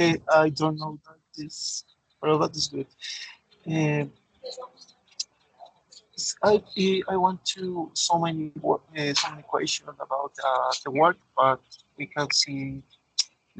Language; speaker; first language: English; non-native, learner; Spanish